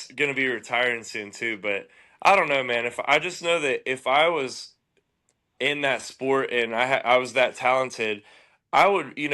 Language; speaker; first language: English; native; English